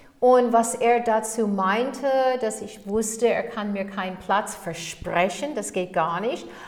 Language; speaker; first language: German; non-native, fluent; English